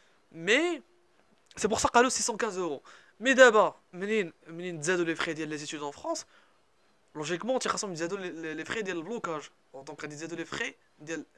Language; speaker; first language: Arabic; native; Arabic